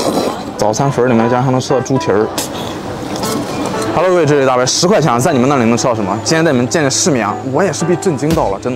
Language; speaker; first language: Chinese; native; Chinese